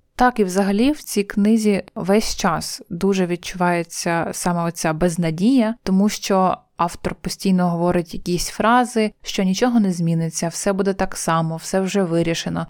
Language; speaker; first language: Ukrainian; native; Ukrainian